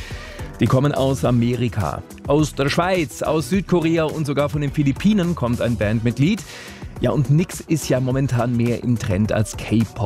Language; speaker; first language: German; native; German